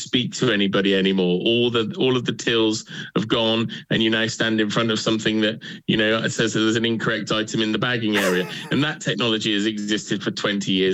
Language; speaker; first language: English; native; English